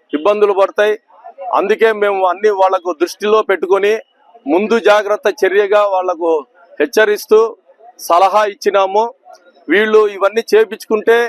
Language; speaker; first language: Telugu; native; Telugu